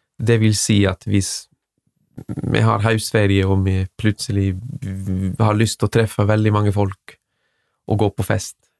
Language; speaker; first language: Norwegian; non-native, fluent; Spanish